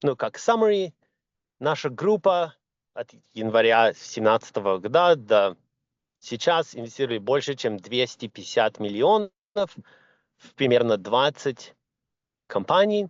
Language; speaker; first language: Russian; early bilingual, other home language; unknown